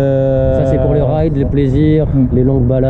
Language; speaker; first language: French; native; French